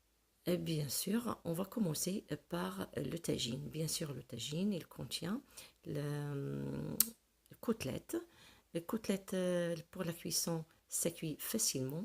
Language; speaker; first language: French; non-native, local second language; Arabic